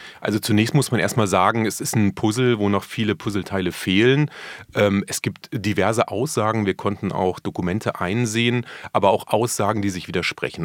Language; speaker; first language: German; native; German